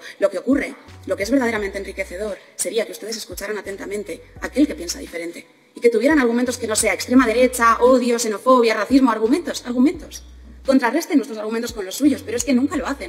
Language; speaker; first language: Spanish; native; Spanish